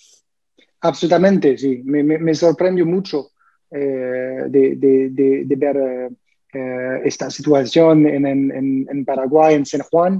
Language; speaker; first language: Spanish; non-native, learner; French